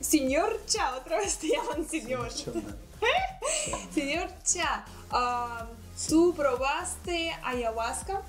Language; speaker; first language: Spanish; non-native, learner; Russian